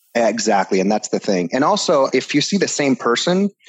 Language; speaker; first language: English; early bilingual, other home language; Spanish